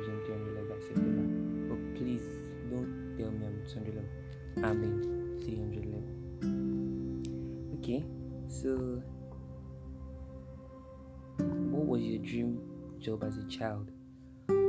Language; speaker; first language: English; non-native, local second language; Yoruba